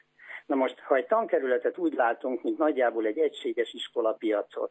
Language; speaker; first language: Hungarian; native; Hungarian